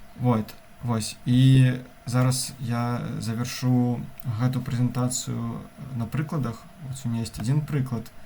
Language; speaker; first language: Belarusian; non-native, local second language; Russian